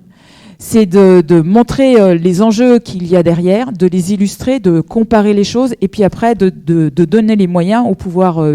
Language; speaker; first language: French; native; French